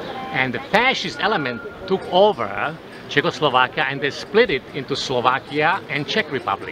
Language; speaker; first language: English; non-native, fluent; Slovak